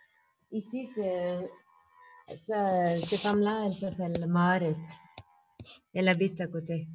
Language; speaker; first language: French; non-native, fluent; Norwegian